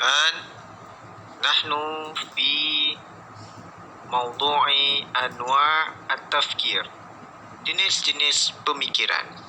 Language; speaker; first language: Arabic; non-native, fluent; Malay